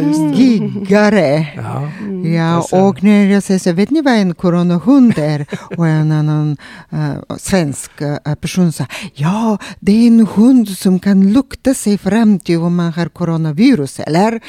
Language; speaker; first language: Swedish; non-native, fluent; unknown